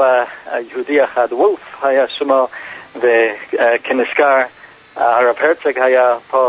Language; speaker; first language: Hebrew; non-native, fluent; English